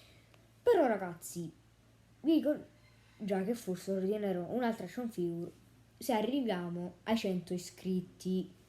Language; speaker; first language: Italian; native; Italian